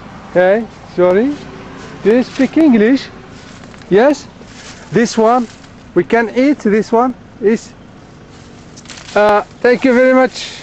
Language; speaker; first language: English; non-native, learner; Berber languages